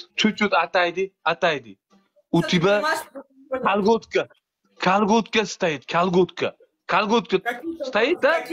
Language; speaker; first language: Russian; non-native, learner; Uzbek